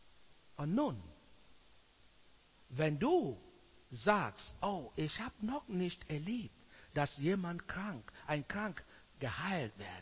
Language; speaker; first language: German; non-native, learner; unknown